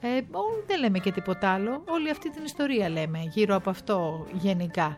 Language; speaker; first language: Greek; native; Greek